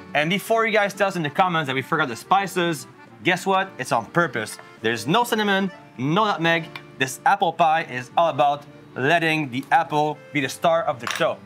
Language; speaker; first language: English; non-native, fluent; French